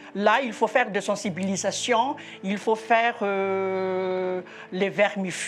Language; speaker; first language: French; non-native, local second language; Malagasy